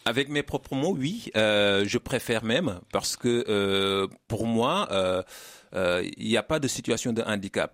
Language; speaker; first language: French; non-native, local second language; Wolof